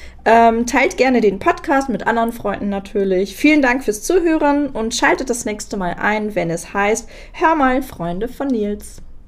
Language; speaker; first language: German; native; German